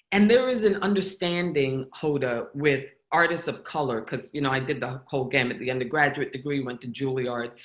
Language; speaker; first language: English; native; English